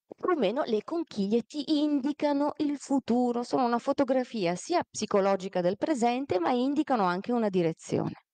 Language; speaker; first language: Italian; early bilingual, other home language; Amharic